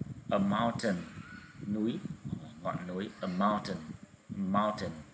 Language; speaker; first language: English; non-native, fluent; Vietnamese